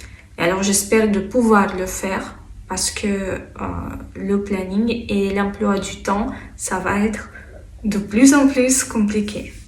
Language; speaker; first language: French; non-native, fluent; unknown